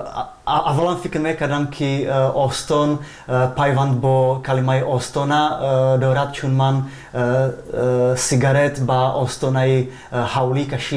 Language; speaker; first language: Persian; non-native, fluent; Czech